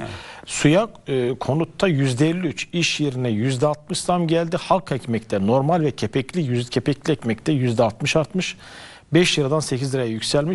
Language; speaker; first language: Turkish; native; Turkish